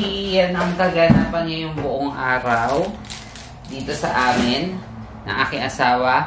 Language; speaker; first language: Filipino; native; Filipino